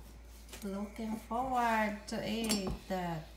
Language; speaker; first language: English; non-native, local second language; Filipino